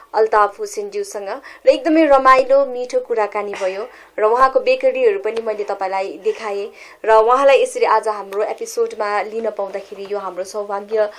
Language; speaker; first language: Nepali; native; Nepali